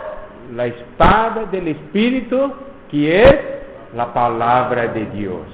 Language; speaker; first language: Spanish; non-native, fluent; Portuguese